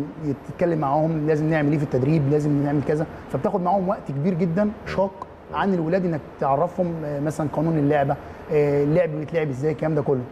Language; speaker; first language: Arabic; native; Arabic